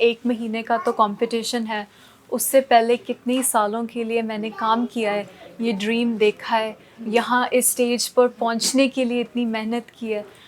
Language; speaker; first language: Hindi; non-native, local second language; Punjabi